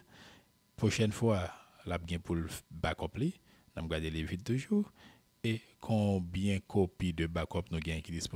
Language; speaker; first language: French; non-native, local second language; Haitian Creole